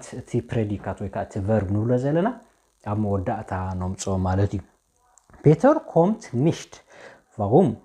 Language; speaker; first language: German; non-native, fluent; Tigrinya